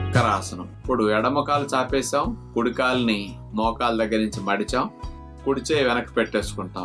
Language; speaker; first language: Telugu; native; Telugu